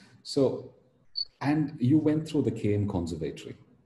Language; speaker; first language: English; non-native, local second language; Tamil